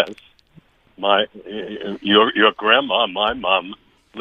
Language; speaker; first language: English; native; English